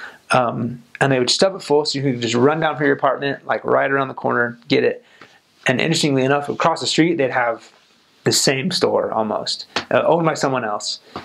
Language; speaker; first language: English; native; English